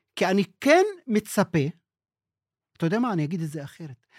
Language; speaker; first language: Hebrew; non-native, local second language; Arabic